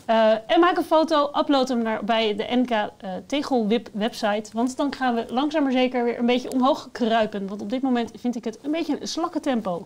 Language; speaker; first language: Dutch; native; Dutch